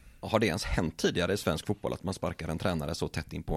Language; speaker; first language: Swedish; native; Swedish